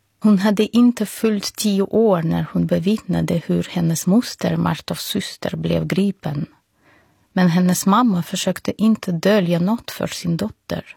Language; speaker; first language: Swedish; non-native, fluent; Russian